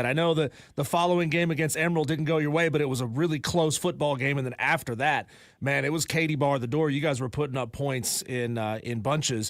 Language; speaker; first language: English; native; English